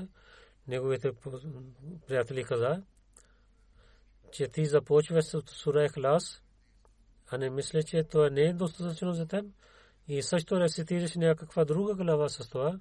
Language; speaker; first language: Bulgarian; non-native, learner; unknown